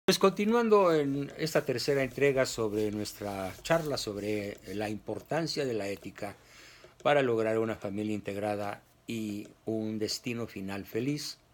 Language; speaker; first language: Spanish; native; Spanish